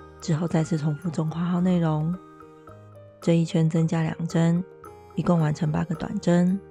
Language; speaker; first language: Chinese; native; Chinese